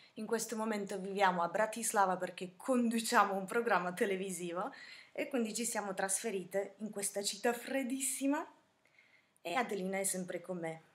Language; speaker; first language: Italian; non-native, fluent; Slovak